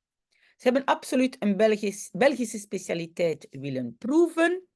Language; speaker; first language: Dutch; non-native, local second language; French